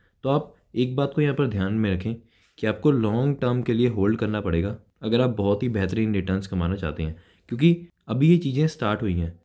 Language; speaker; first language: Hindi; native; Hindi